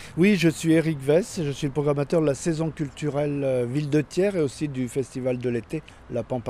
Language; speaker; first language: French; native; French